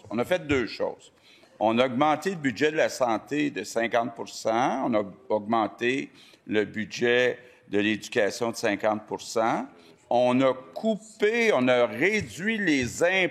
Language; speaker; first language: French; native; French